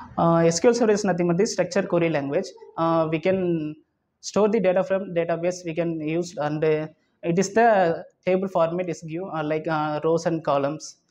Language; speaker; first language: English; non-native, local second language; Tamil